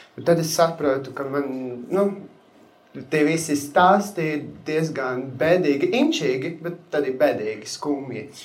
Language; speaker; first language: Latvian; non-native, local second language; Russian